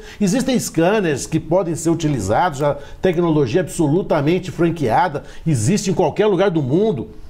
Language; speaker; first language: Portuguese; native; Portuguese